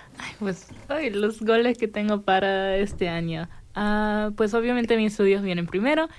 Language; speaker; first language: Spanish; early bilingual, heritage; Spanish